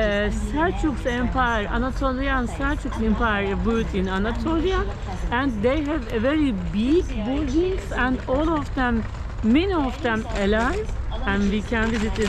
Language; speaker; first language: English; non-native, fluent; Turkish